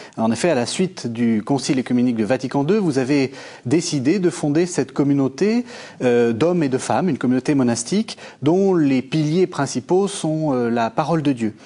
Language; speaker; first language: French; native; French